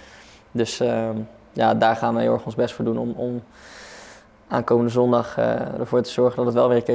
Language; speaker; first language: Dutch; native; Dutch